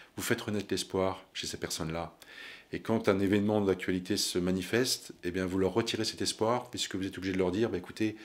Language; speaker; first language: French; native; French